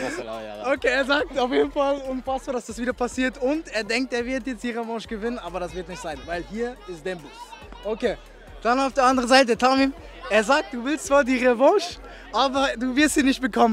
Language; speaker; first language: German; native; German